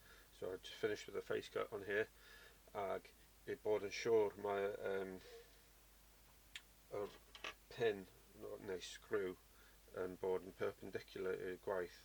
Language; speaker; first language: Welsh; non-native, learner; English